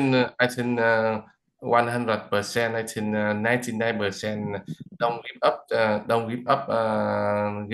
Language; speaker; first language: English; non-native, learner; Vietnamese